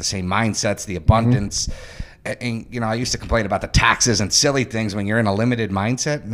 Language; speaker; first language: English; native; English